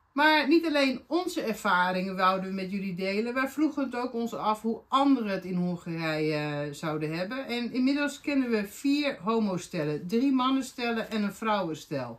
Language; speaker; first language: Dutch; native; Dutch